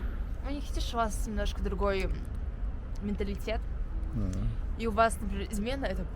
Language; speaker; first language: Russian; native; Russian